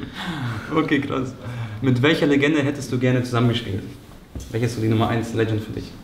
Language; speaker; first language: German; native; German